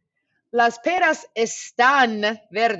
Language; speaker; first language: Spanish; non-native, fluent; English